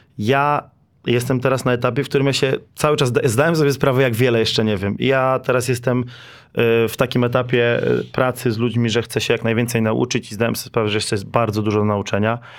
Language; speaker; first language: Polish; native; Polish